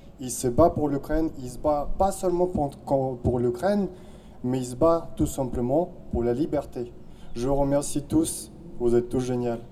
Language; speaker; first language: French; non-native, fluent; Ukrainian